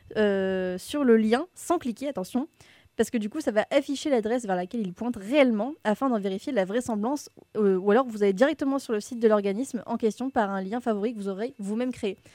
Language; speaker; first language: French; native; French